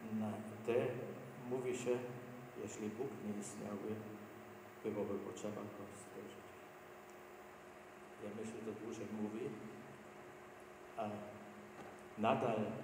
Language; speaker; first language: Polish; non-native, learner; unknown